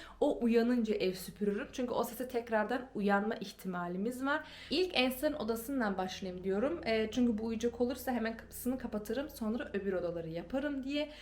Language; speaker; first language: Turkish; early bilingual, heritage; Turkish